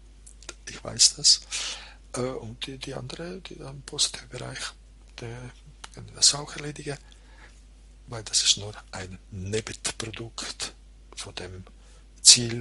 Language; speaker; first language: German; non-native, fluent; Croatian